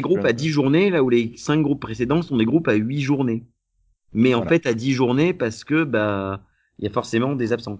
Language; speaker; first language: French; native; French